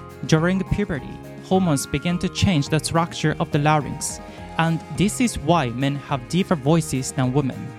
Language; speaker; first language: English; non-native, fluent; Japanese